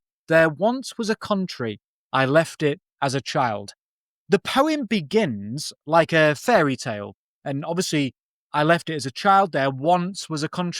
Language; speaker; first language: English; native; English